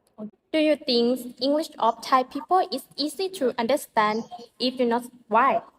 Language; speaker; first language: English; non-native, learner; Thai